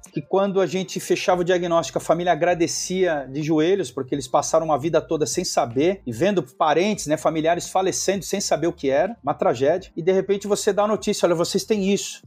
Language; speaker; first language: Portuguese; native; Portuguese